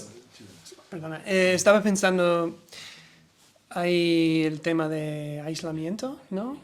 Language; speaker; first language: Spanish; non-native, learner; English